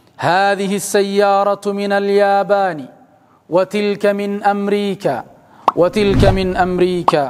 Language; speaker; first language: Arabic; non-native, fluent; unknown